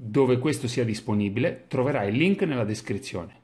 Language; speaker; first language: English; non-native, fluent; Italian